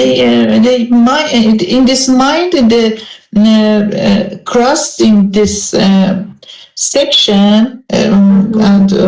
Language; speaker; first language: English; non-native, learner; Persian